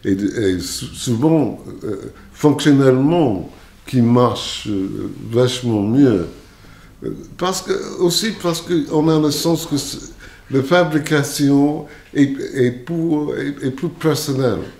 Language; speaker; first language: French; non-native, fluent; English